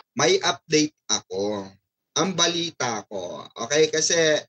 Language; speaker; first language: Filipino; native; Filipino